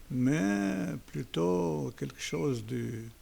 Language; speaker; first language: French; non-native, fluent; Albanian